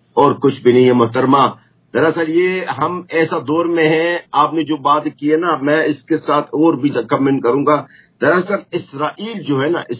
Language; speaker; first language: Urdu; non-native, fluent; Arabic